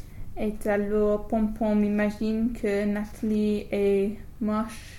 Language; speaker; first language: French; non-native, learner; English